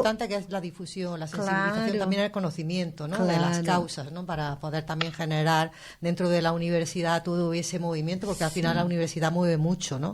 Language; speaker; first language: Spanish; native; Spanish